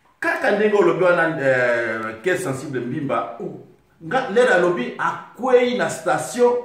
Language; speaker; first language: Lingala; non-native, local second language; Swahili